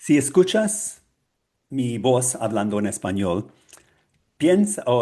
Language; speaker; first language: Spanish; non-native, learner; English